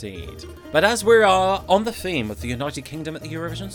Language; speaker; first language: English; native; English